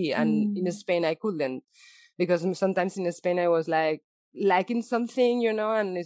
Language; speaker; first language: English; non-native, fluent; Spanish